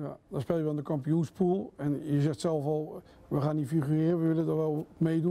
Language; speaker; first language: Dutch; native; Dutch